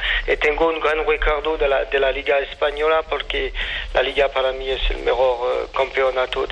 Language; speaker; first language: Spanish; non-native, fluent; French